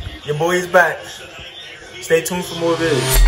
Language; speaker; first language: English; native; English